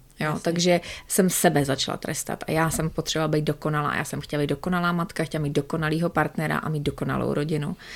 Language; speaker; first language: Czech; native; Czech